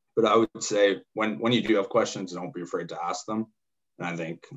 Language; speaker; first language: English; native; English